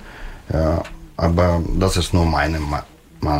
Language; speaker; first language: German; non-native, learner; Russian